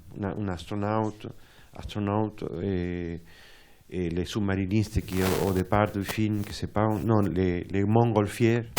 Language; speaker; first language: French; non-native, fluent; Spanish